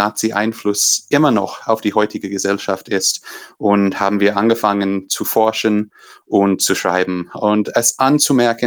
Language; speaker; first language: German; non-native, fluent; English